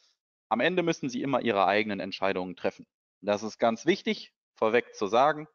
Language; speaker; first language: German; native; German